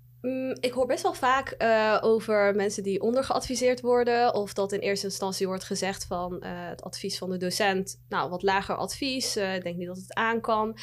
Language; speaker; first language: Dutch; early bilingual, other home language; Somali